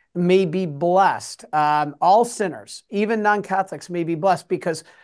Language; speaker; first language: English; native; English